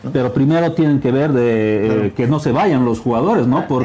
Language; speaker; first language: Spanish; native; Spanish